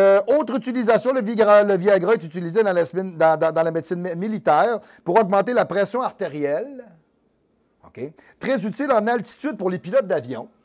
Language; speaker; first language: French; native; French